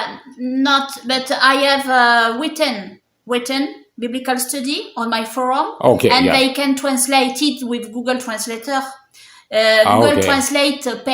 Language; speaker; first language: English; non-native, learner; French